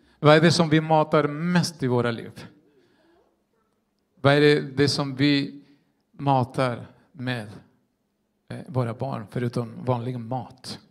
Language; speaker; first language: Swedish; non-native, fluent; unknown